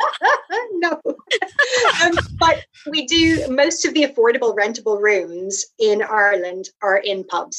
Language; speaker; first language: English; native; English